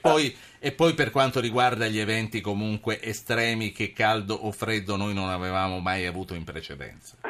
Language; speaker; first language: Italian; native; Italian